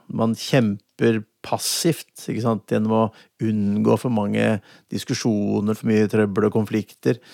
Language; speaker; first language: Norwegian; native; Norwegian